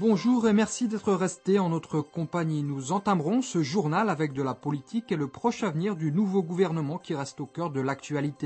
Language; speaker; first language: French; native; French